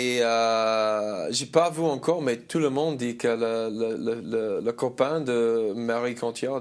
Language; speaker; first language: French; non-native, learner; English